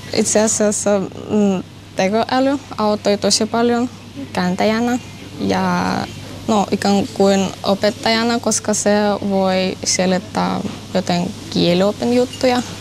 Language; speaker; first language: Finnish; non-native, learner; Russian